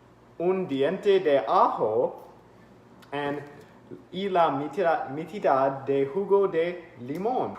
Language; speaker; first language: Spanish; non-native, learner; English